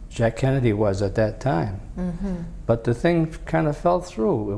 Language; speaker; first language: English; native; English